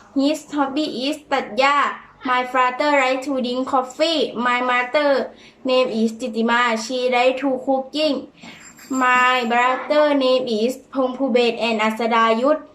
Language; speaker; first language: English; non-native, learner; Thai